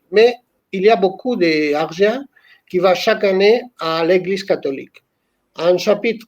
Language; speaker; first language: French; non-native, fluent; Spanish